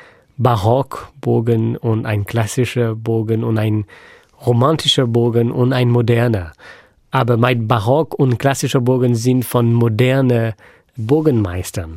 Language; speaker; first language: German; non-native, fluent; French